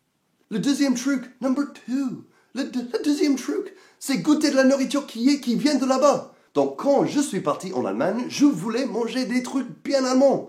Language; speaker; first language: French; non-native, fluent; English